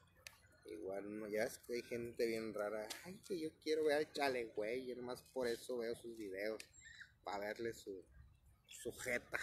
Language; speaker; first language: Spanish; native; Spanish